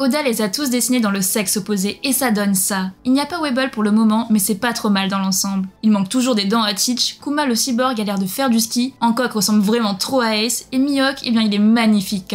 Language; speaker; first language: French; native; French